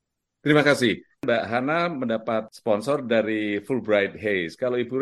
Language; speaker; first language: Indonesian; native; Indonesian